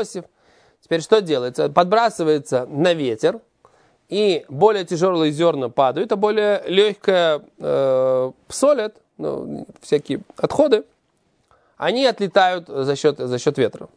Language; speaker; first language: Russian; native; Russian